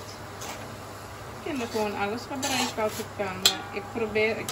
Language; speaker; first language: Dutch; non-native, local second language; Caribbean Hindustani